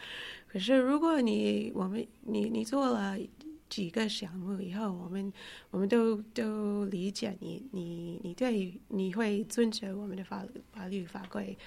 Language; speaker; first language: Chinese; non-native, fluent; English